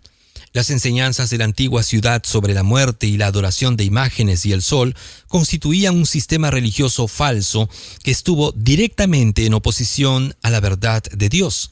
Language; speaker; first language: Spanish; native; Spanish